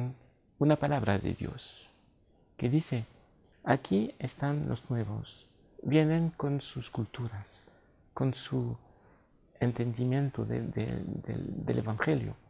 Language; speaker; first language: Spanish; non-native, fluent; French